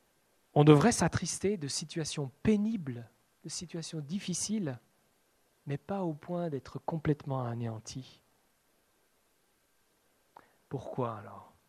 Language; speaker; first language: French; native; French